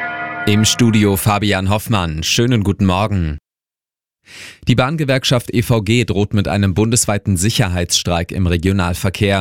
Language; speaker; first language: German; native; German